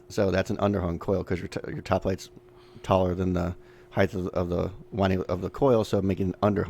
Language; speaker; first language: English; native; English